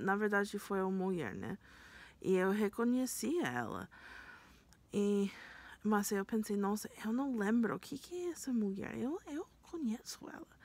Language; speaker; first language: Portuguese; non-native, learner; English